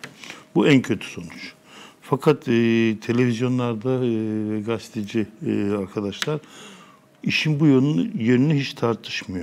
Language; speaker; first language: Turkish; native; Turkish